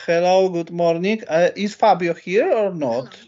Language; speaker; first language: English; non-native, learner; Polish